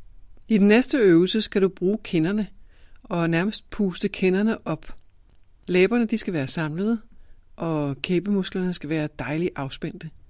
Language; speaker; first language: Danish; native; Danish